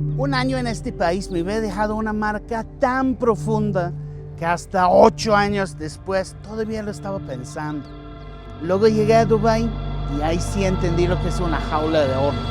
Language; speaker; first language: Spanish; non-native, fluent; English